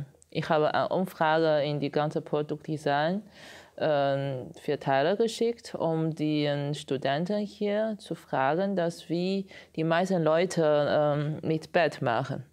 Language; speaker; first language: German; non-native, learner; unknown